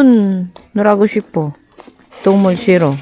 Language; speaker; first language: Korean; non-native, learner; Filipino